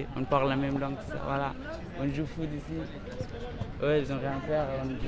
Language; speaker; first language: French; non-native, fluent; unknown